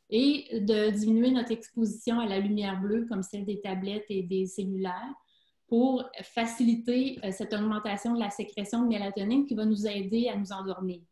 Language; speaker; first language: French; native; French